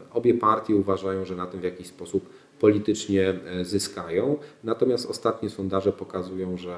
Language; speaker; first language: Polish; native; Polish